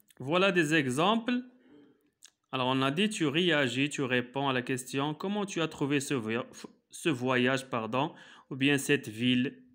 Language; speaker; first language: French; non-native, local second language; Arabic